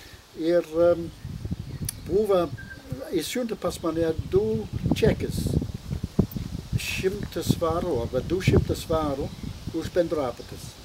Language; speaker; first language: Lithuanian; non-native, learner; English